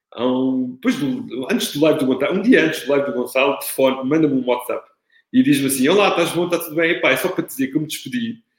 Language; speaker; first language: Portuguese; non-native, fluent; Italian